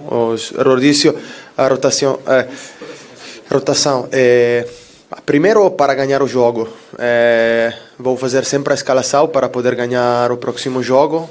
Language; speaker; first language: Portuguese; non-native, fluent; Italian